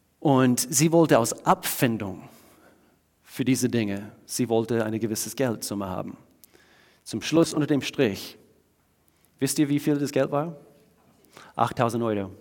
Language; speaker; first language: German; non-native, fluent; English